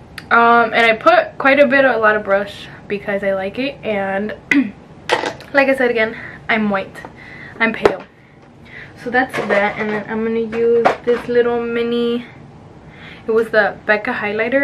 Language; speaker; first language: English; early bilingual, other home language; Spanish